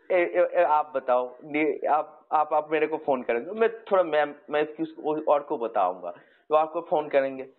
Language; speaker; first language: Hindi; non-native, local second language; Bangla